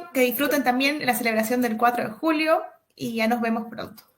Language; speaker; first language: Spanish; native; Spanish